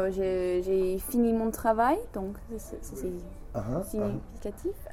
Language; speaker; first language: French; non-native, learner; English